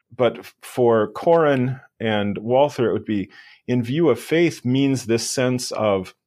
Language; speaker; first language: English; native; English